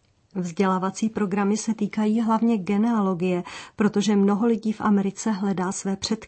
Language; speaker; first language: Czech; native; Czech